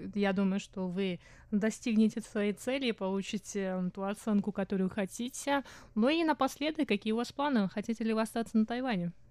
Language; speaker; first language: Russian; non-native, fluent; Romanian